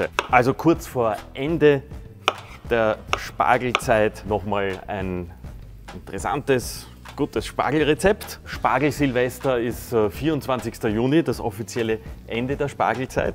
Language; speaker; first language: German; native; German